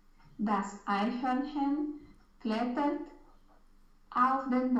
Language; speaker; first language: German; non-native, learner; Romanian